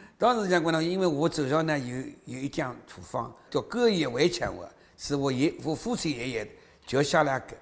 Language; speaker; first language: Chinese; native; Chinese